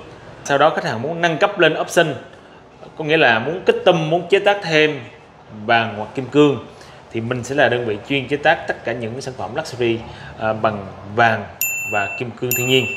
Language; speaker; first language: Vietnamese; native; Vietnamese